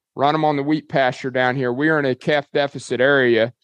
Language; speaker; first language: English; native; English